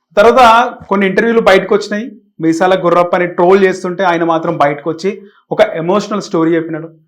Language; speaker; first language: Telugu; native; Telugu